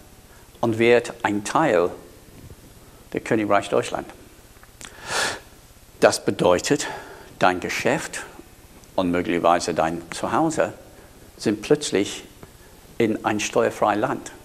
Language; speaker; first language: German; non-native, fluent; English